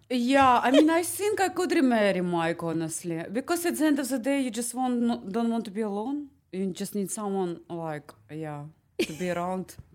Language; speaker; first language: English; non-native, learner; Ukrainian